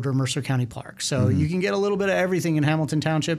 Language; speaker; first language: English; native; English